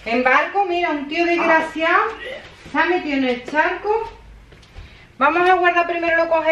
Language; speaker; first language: Spanish; native; Spanish